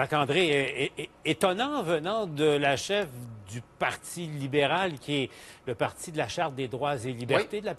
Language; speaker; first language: French; native; French